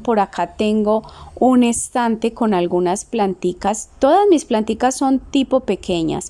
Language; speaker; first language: Spanish; native; Spanish